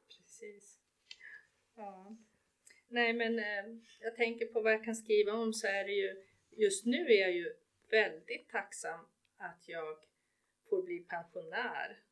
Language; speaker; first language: Swedish; native; Swedish